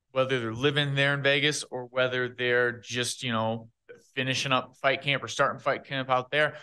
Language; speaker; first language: English; native; English